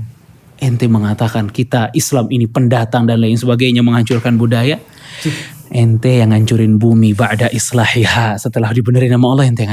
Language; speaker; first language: Indonesian; native; Indonesian